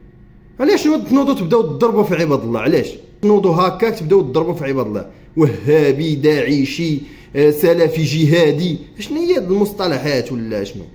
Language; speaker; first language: Arabic; native; Arabic